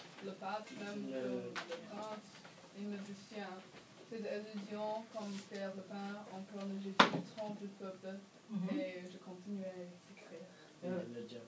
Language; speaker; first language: French; non-native, learner; English